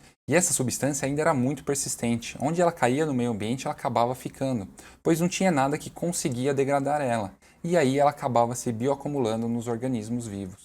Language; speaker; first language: Portuguese; native; Portuguese